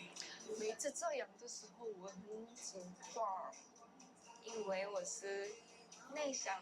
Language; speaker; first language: Chinese; non-native, learner; Korean